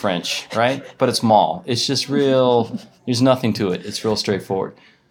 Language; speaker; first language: English; native; English